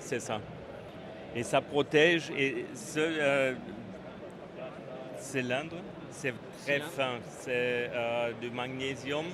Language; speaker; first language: French; non-native, fluent; German